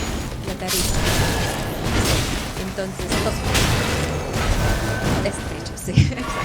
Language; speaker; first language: Spanish; non-native, fluent; Russian